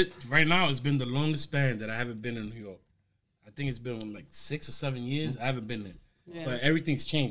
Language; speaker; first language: English; early bilingual, other home language; Spanish